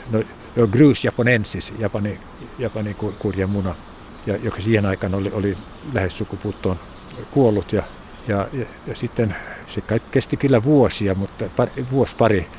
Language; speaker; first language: Finnish; non-native, local second language; Swedish